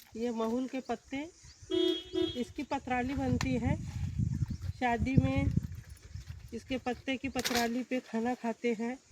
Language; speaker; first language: Hindi; non-native, local second language; Marathi